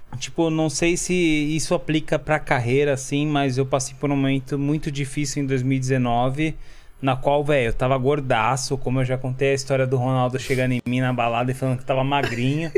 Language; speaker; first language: Portuguese; native; Portuguese